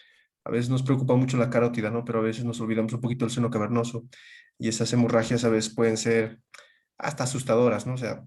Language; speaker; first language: Spanish; native; Spanish